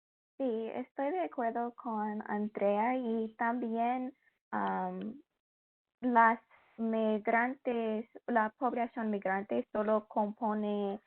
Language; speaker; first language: Spanish; non-native, learner; English